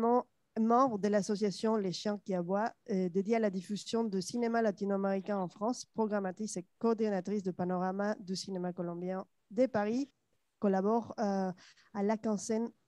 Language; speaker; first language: French; non-native, fluent; Spanish